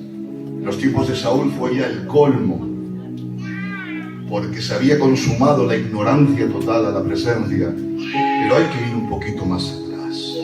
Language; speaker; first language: Spanish; native; Spanish